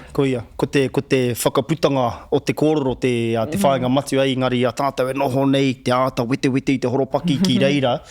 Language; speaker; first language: Māori; native; Māori